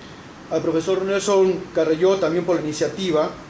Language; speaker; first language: Spanish; native; Spanish